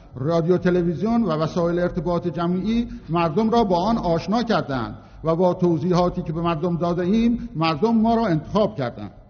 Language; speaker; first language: Persian; non-native, local second language; Azerbaijani